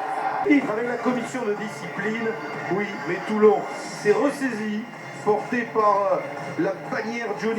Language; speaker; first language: French; native; French